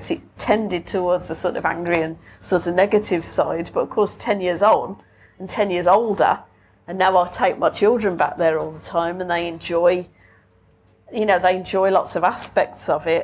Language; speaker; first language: English; native; English